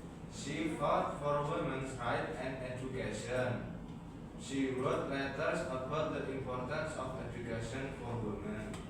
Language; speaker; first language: English; non-native, learner; Indonesian